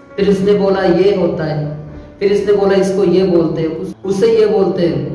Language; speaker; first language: Hindi; non-native, local second language; Bangla